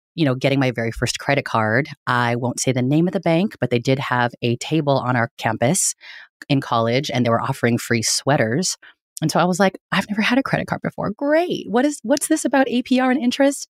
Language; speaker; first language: English; early bilingual, other home language; Filipino